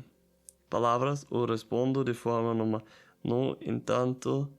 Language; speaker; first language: Portuguese; non-native, learner; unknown